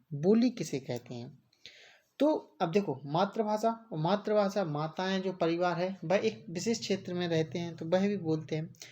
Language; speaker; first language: Hindi; native; Hindi